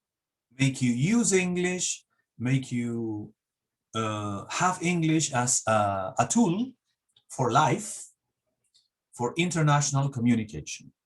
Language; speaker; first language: English; non-native, fluent; Spanish